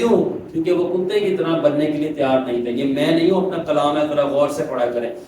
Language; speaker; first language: Urdu; non-native, local second language; Punjabi